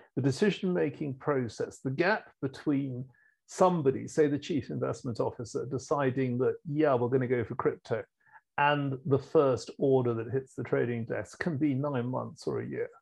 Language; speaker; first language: English; native; English